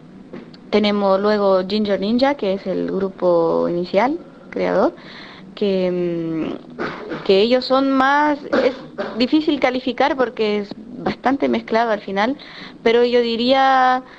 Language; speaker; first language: Spanish; non-native, fluent; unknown